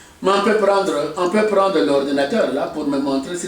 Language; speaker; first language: French; non-native, local second language; Lingala